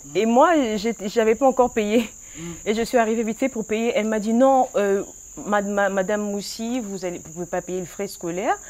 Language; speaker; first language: French; non-native, local second language; Lingala